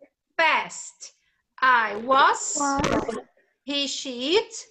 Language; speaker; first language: English; non-native, fluent; Portuguese